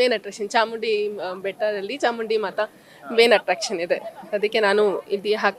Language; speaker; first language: Kannada; non-native, learner; Hindi